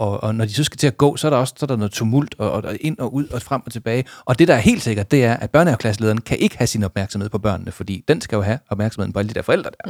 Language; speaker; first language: Danish; native; Danish